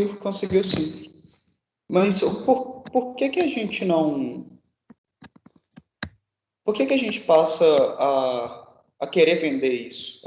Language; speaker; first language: Portuguese; native; Portuguese